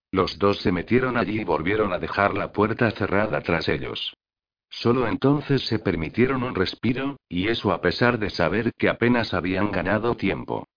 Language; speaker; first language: Spanish; native; Spanish